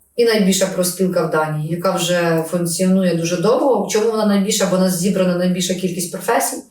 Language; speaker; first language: Ukrainian; native; Ukrainian